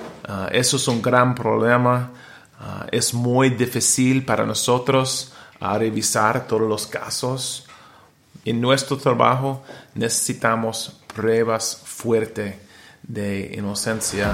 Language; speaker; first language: Spanish; non-native, learner; English